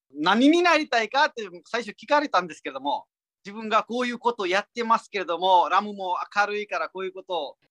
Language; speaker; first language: Japanese; non-native, fluent; Nepali